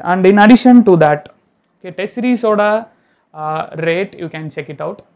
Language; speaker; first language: English; non-native, local second language; Tamil